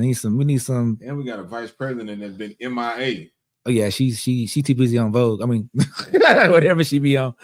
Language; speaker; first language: English; native; English